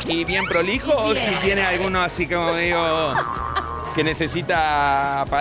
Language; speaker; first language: Spanish; native; Spanish